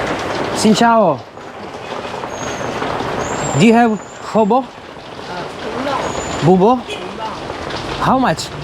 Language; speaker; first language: English; non-native, learner; Slovak